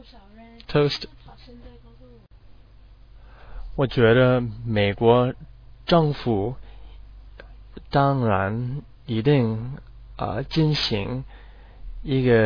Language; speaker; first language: Chinese; non-native, learner; English